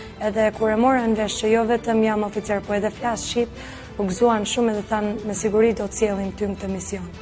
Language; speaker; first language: Albanian; early bilingual, heritage; Albanian